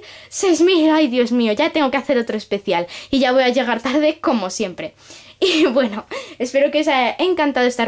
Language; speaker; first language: Spanish; native; Spanish